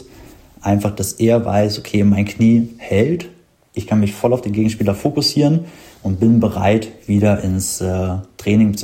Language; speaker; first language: German; native; German